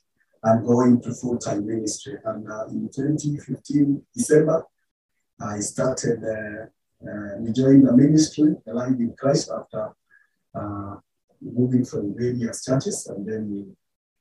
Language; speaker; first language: English; non-native, local second language; Kikuyu